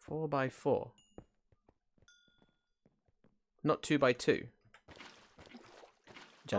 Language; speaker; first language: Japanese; non-native, fluent; English